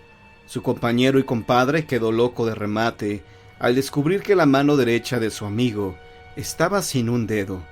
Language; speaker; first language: Spanish; native; Spanish